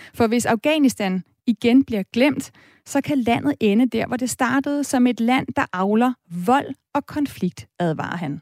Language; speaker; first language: Danish; native; Danish